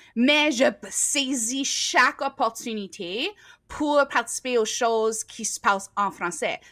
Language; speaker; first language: French; native; French